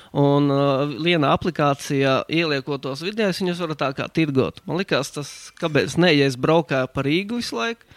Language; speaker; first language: Latvian; native; Latvian